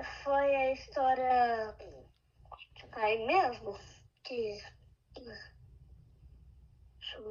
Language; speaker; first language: Portuguese; early bilingual, heritage; Portuguese